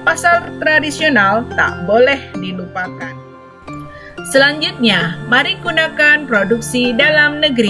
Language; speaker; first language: Indonesian; native; Indonesian